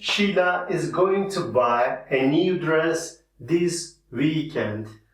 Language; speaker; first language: English; non-native, fluent; Turkish